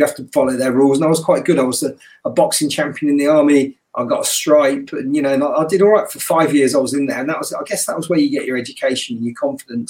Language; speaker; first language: English; native; English